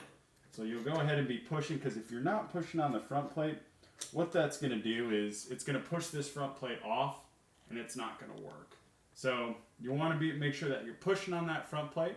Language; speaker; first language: English; native; English